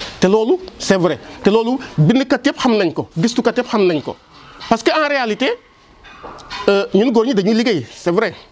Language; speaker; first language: Wolof; non-native, local second language; Serer